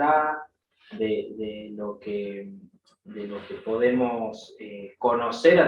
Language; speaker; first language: Spanish; native; Spanish